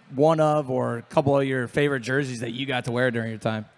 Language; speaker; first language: English; native; English